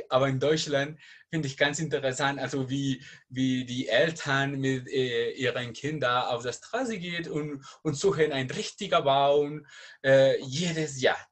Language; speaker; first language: German; non-native, learner; Spanish